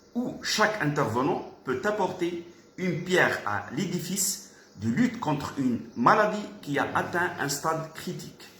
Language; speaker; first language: French; non-native, local second language; Arabic